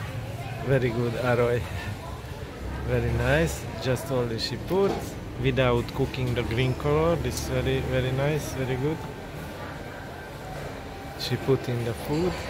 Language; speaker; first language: English; non-native, learner; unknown